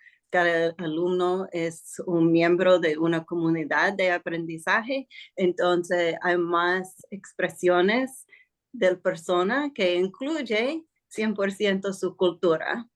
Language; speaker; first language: Spanish; non-native, fluent; English